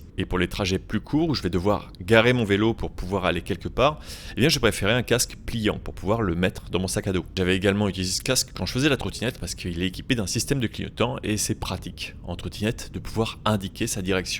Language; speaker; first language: French; native; French